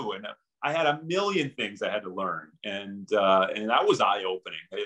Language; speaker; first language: English; native; English